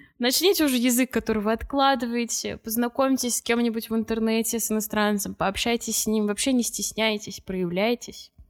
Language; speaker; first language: Russian; native; Russian